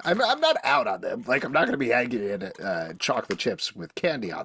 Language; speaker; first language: English; native; English